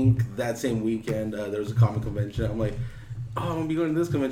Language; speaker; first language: English; native; English